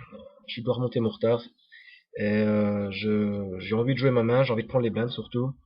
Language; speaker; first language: French; native; French